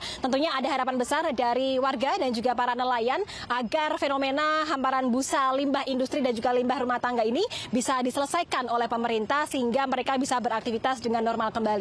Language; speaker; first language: Indonesian; native; Indonesian